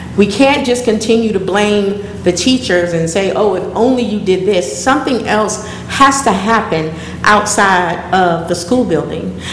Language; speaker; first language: English; native; English